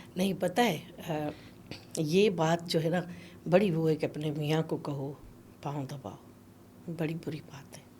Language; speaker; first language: Urdu; non-native, local second language; Sindhi